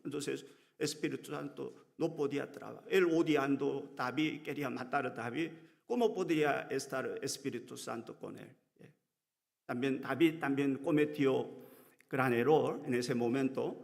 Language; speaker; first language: Spanish; non-native, learner; Korean